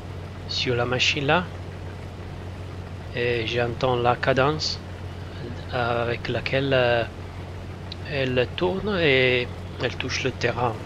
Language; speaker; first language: French; non-native, fluent; Italian